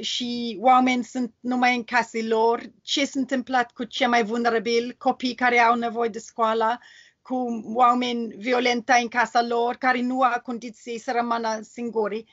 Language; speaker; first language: Romanian; non-native, learner; English